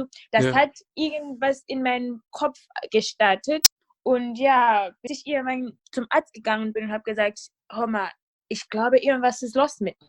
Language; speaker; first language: German; non-native, fluent; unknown